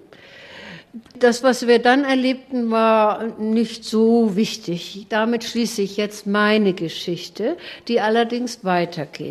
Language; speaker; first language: German; native; German